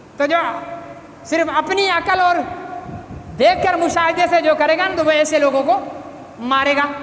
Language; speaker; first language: Urdu; native; Urdu